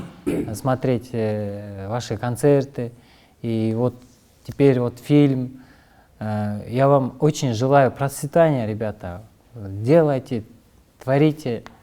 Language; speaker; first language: Russian; non-native, local second language; Kyrgyz